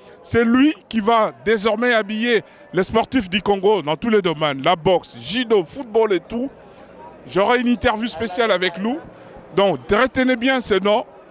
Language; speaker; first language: French; non-native, local second language; Lingala